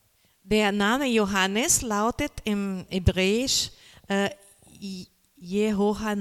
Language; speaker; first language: German; non-native, learner; Portuguese